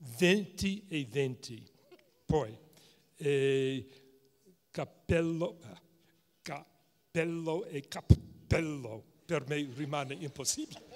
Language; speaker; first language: Italian; non-native, fluent; English